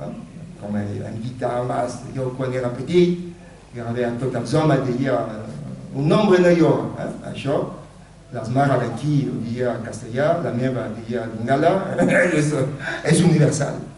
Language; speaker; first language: Catalan; non-native, fluent; Lingala